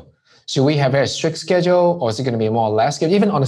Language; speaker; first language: English; non-native, local second language; Cantonese